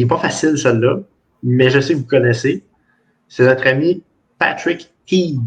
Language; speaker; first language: French; native; French